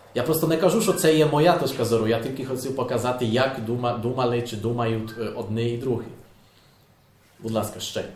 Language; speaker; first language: Ukrainian; non-native, learner; Polish